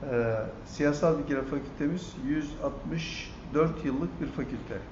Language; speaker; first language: Turkish; native; Turkish